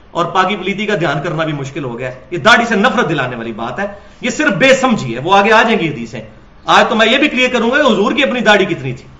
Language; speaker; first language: Urdu; non-native, local second language; Punjabi